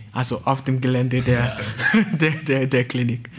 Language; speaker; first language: German; non-native, fluent; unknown